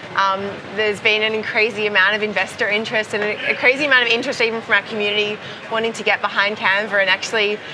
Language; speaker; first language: English; native; English